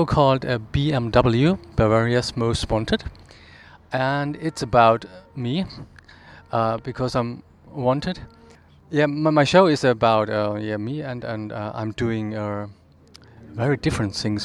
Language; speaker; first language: English; non-native, learner; German